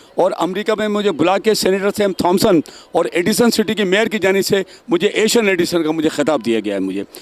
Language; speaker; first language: Urdu; native; Urdu